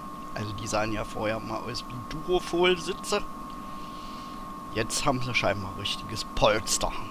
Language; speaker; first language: German; native; German